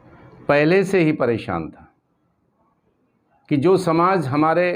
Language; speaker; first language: Hindi; native; Hindi